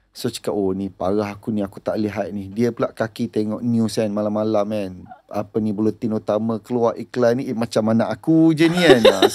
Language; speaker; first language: Malay; native; Malay